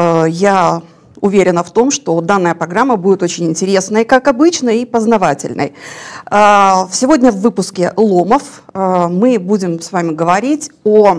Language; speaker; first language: Russian; native; Russian